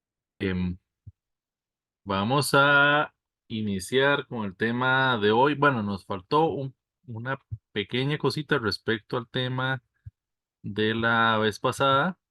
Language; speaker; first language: Spanish; native; Spanish